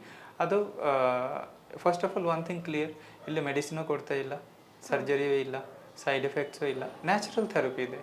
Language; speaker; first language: Kannada; non-native, local second language; Hindi